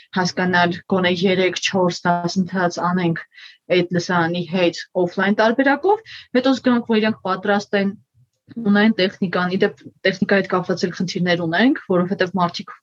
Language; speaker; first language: Armenian; native; Armenian